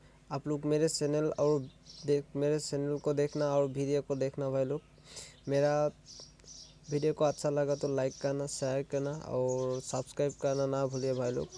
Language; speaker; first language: Hindi; non-native, local second language; Assamese